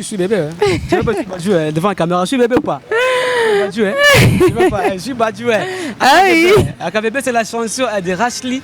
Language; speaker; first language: French; non-native, local second language; Rundi